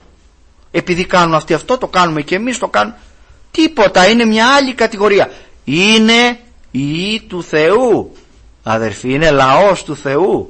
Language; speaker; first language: Greek; native; Greek